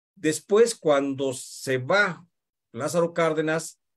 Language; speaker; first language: Spanish; native; Spanish